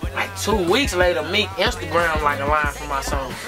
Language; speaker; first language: English; native; English